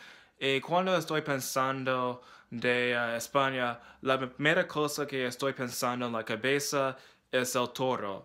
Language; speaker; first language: Spanish; non-native, learner; English